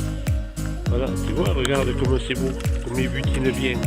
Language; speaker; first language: French; native; French